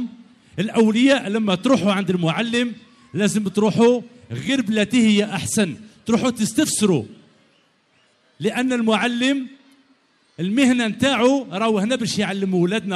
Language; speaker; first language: Arabic; native; Arabic